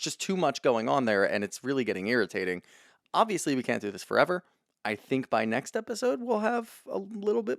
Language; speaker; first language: English; native; English